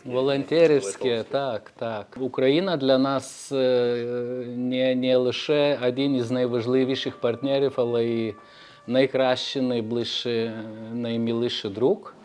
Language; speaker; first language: Ukrainian; non-native, fluent; Lithuanian